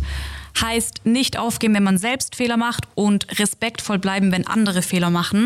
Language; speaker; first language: German; early bilingual, other home language; Turkish